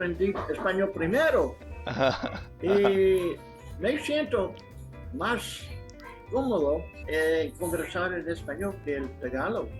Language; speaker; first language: Spanish; non-native, fluent; English